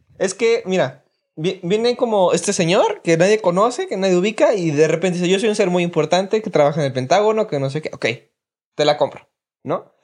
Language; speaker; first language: Spanish; native; Spanish